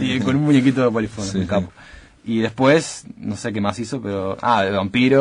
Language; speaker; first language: Spanish; native; Spanish